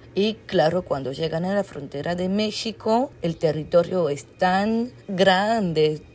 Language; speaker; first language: Spanish; non-native, fluent; French